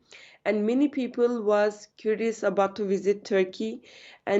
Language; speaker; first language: English; non-native, learner; Turkish